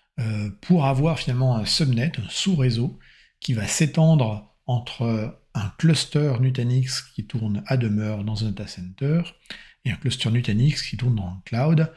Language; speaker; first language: French; native; French